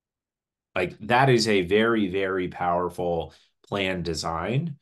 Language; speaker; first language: English; native; English